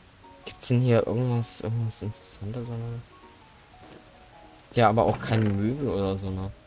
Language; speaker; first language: German; native; German